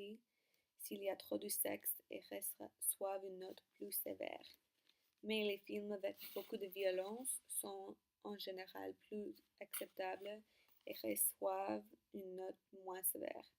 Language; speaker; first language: French; non-native, learner; English